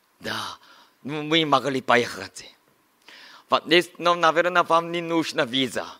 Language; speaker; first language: Russian; non-native, learner; Korean